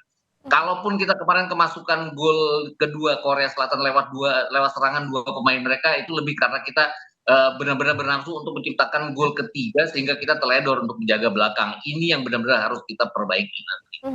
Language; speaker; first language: Indonesian; native; Indonesian